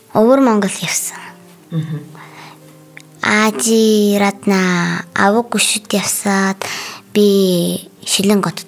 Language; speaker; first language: Mongolian; non-native, learner; Buriat